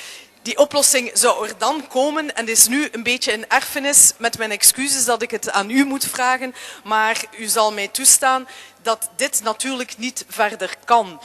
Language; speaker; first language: Dutch; native; Dutch